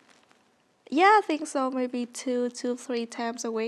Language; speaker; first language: English; non-native, learner; Vietnamese